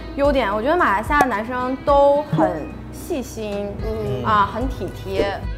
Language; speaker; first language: Chinese; native; Chinese